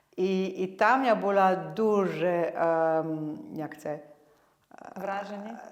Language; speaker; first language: Ukrainian; non-native, fluent; French